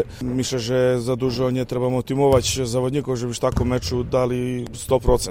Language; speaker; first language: Polish; non-native, learner; Serbian